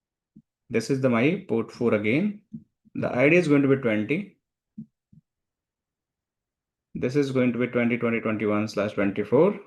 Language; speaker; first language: English; non-native, local second language; Hindi